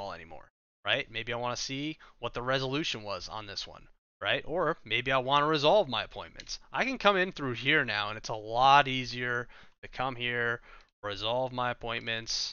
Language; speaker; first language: English; native; English